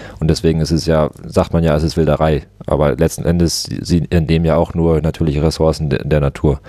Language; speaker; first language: German; native; German